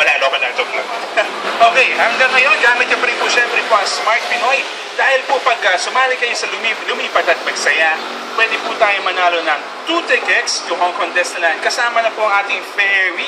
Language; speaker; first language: Filipino; native; Filipino